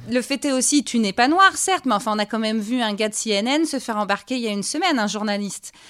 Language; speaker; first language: French; native; French